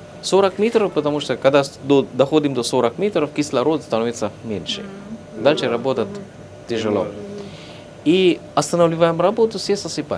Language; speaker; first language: Russian; non-native, fluent; Sinhala